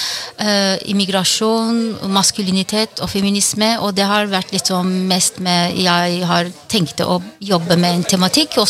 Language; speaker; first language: Norwegian; non-native, fluent; Turkish